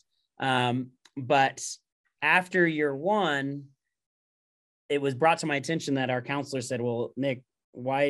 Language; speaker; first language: English; native; English